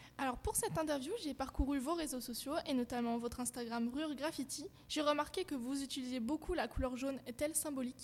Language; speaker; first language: French; native; French